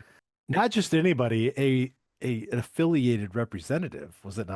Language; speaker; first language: English; native; English